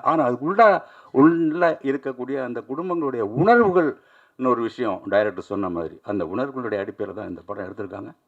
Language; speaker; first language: Tamil; native; Tamil